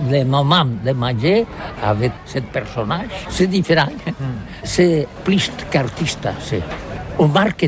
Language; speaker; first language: French; non-native, learner; Catalan